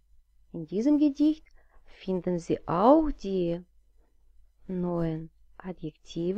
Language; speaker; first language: German; non-native, fluent; Russian